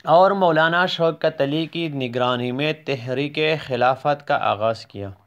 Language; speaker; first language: Urdu; non-native, local second language; Pashto